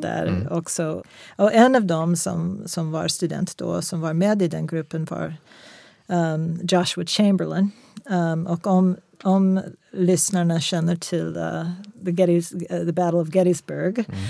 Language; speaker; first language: Swedish; non-native, fluent; English